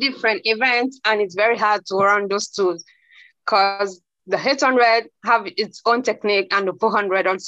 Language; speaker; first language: English; non-native, local second language; Krio